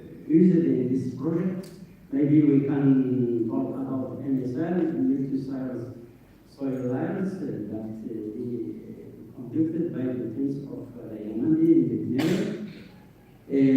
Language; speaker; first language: English; non-native, fluent; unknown